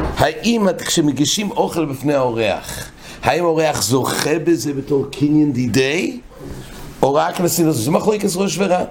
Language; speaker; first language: Hebrew; non-native, fluent; English